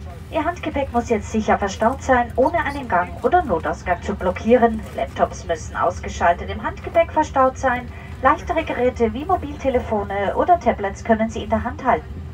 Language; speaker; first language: German; native; German